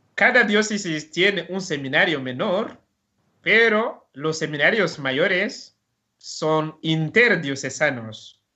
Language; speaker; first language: Spanish; non-native, fluent; Rundi